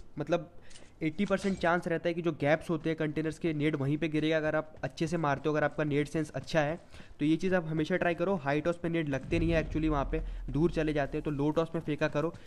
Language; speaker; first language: Hindi; native; Hindi